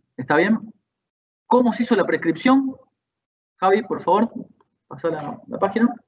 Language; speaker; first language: Spanish; native; Spanish